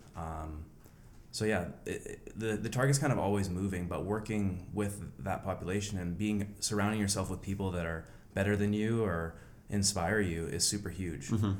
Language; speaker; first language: English; native; English